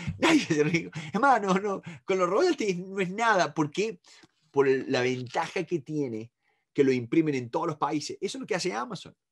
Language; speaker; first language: Spanish; native; Spanish